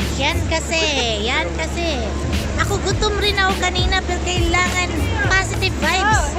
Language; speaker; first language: Filipino; non-native, local second language; Cebuano